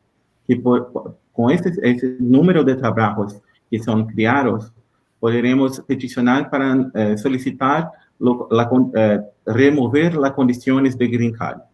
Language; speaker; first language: Spanish; non-native, learner; Portuguese